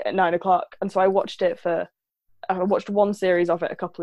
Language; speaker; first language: English; native; English